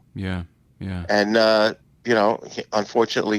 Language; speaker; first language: English; native; English